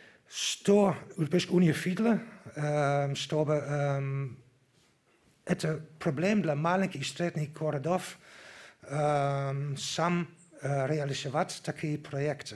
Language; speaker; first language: Russian; non-native, learner; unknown